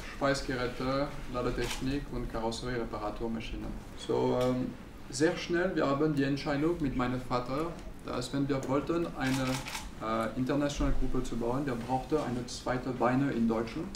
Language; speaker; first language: German; non-native, learner; French